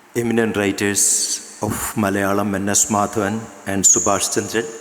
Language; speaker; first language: English; non-native, local second language; Malayalam